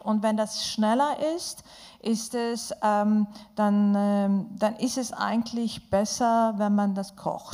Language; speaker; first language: German; non-native, fluent; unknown